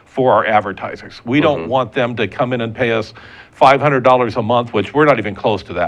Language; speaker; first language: English; native; English